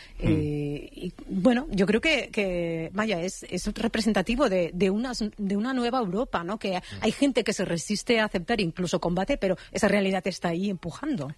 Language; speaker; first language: Spanish; native; Spanish